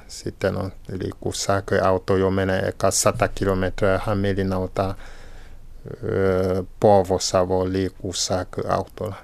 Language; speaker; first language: Finnish; non-native, learner; French